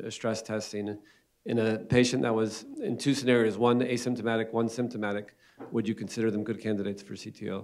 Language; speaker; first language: English; native; English